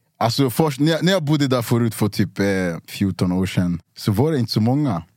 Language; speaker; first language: Swedish; early bilingual, other home language; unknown